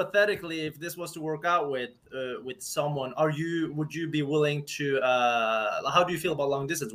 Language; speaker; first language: English; non-native, fluent; Norwegian